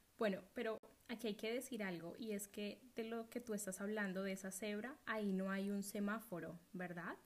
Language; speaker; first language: Spanish; native; Spanish